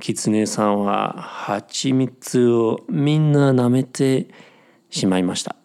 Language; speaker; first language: Japanese; non-native, fluent; English